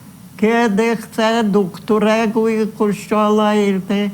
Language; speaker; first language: Polish; early bilingual, heritage; Polish